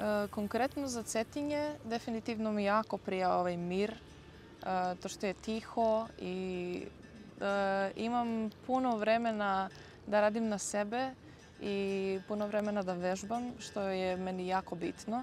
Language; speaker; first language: Croatian; non-native, fluent; Macedonian